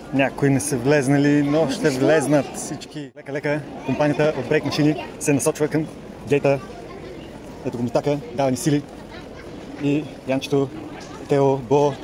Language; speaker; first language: Bulgarian; native; Bulgarian